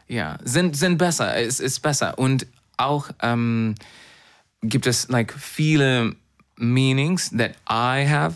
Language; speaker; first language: German; non-native, learner; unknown